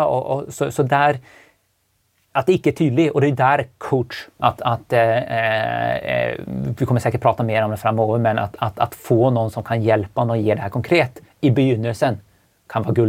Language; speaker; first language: Swedish; native; Swedish